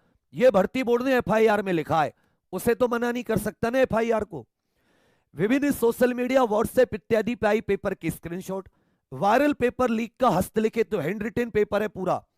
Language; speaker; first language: Hindi; native; Hindi